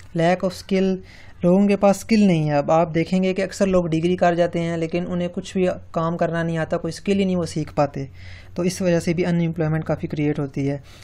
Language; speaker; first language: Urdu; non-native, local second language; Punjabi